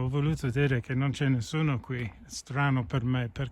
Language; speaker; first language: Italian; non-native, fluent; English